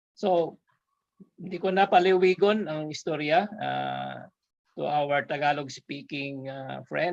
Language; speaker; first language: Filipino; non-native, local second language; Hiligaynon